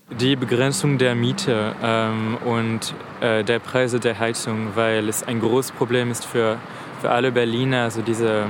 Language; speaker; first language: German; non-native, fluent; French